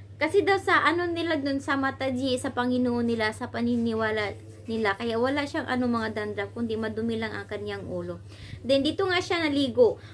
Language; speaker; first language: Filipino; non-native, local second language; Cebuano